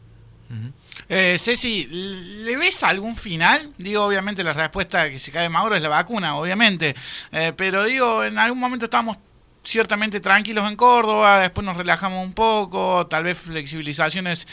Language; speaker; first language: Spanish; native; Spanish